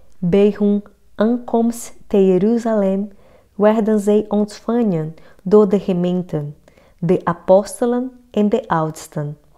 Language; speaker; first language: Dutch; non-native, fluent; Portuguese